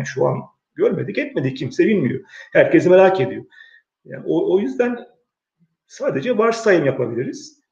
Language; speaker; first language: Turkish; early bilingual, heritage; Turkish